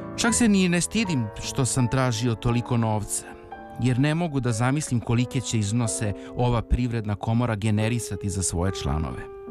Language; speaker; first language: Serbian; native; Serbian